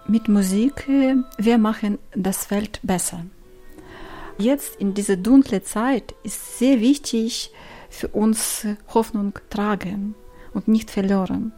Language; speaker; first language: German; non-native, learner; Ukrainian